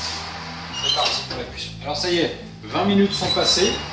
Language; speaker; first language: French; native; French